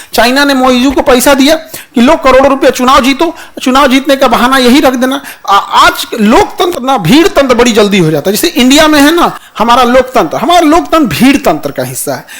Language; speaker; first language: Hindi; native; Hindi